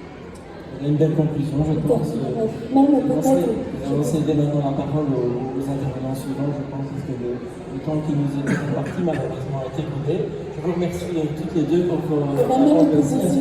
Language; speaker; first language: French; native; French